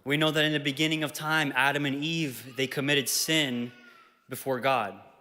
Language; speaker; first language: English; early bilingual, other home language; Ukrainian